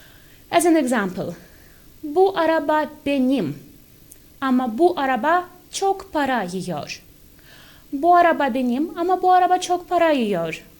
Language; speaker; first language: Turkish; non-native, fluent; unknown